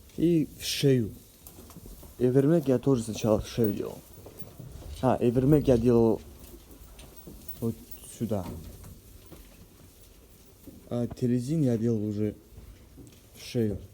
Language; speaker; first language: Russian; non-native, local second language; Ossetic